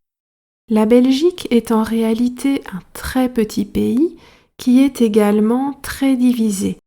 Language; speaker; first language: French; native; French